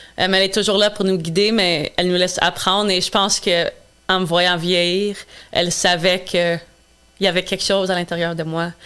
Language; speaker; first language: French; non-native, local second language; English